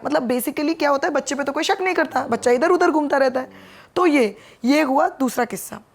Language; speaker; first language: Hindi; non-native, local second language; Bangla